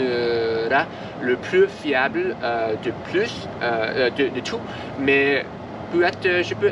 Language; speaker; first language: French; non-native, learner; English